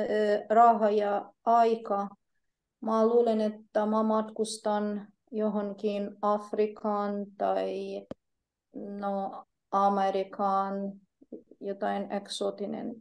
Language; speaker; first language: Finnish; non-native, fluent; Polish